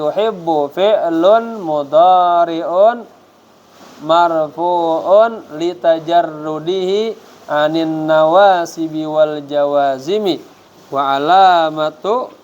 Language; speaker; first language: Arabic; non-native, fluent; Indonesian